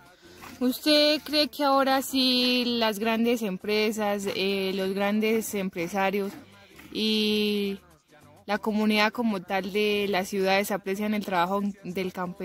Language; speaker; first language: Spanish; native; Spanish